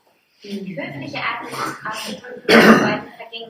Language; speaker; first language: German; native; German